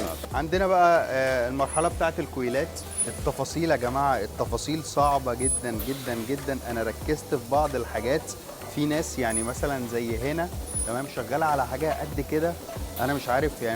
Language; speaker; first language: Arabic; native; Arabic